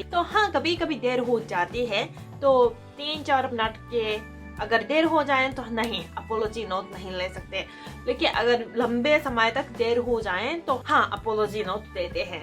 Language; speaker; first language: Hindi; non-native, fluent; Japanese